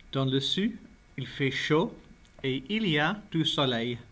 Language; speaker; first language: French; non-native, fluent; English